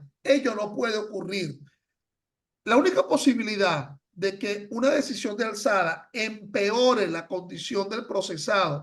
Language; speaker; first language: Spanish; native; Spanish